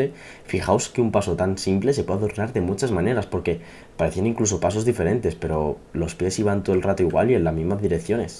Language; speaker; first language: Spanish; native; Spanish